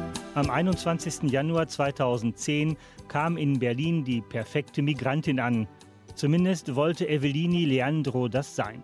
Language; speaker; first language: German; native; German